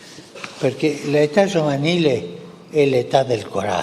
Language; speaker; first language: Italian; non-native, fluent; Spanish